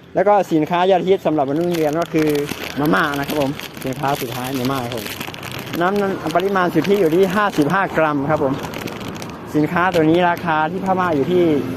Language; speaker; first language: Thai; non-native, local second language; Shan